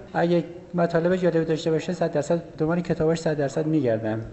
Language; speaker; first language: Persian; native; Persian